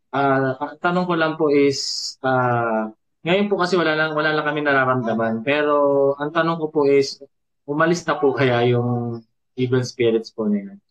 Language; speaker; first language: Filipino; native; Filipino